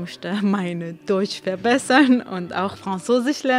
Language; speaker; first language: German; non-native, learner; Persian